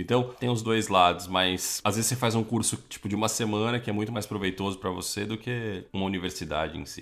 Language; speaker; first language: Portuguese; native; Portuguese